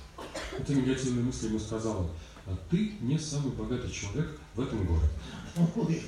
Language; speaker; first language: Russian; native; Russian